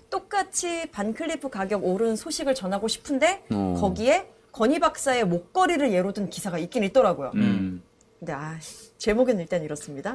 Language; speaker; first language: Korean; native; Korean